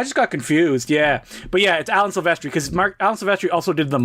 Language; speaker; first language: English; native; English